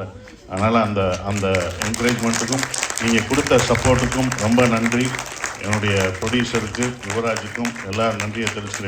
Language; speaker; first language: Tamil; native; Tamil